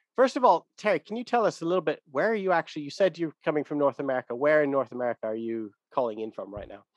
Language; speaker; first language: English; native; English